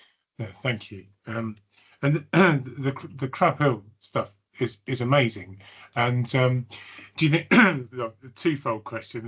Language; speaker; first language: English; native; English